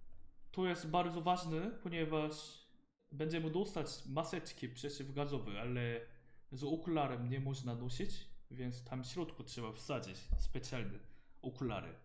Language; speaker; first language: Polish; non-native, learner; Korean